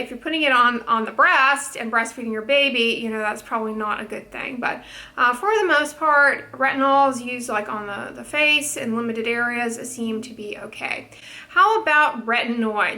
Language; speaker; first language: English; native; English